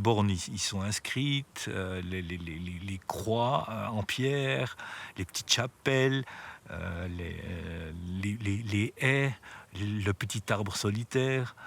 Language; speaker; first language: French; native; French